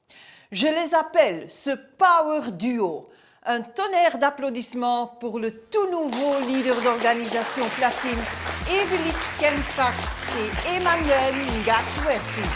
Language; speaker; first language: French; non-native, local second language; Dutch